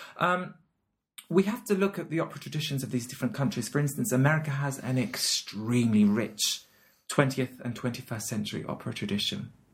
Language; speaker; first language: English; native; English